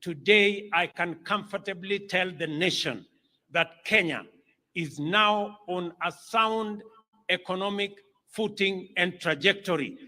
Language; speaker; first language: English; non-native, local second language; Kalenjin